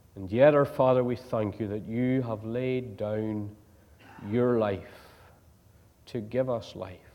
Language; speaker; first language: English; native; English